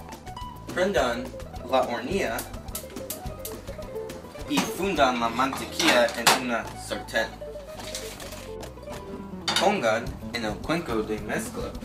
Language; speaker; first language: Spanish; non-native, learner; English